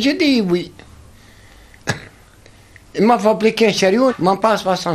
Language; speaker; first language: French; non-native, learner; Arabic